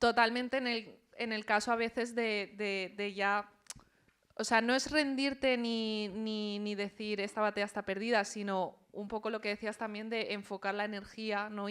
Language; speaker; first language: Spanish; early bilingual, other home language; Chinese